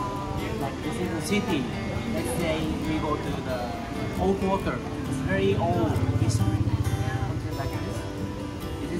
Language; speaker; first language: English; non-native, learner; Japanese